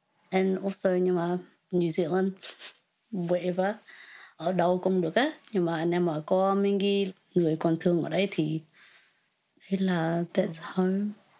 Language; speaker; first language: Vietnamese; early bilingual, other home language; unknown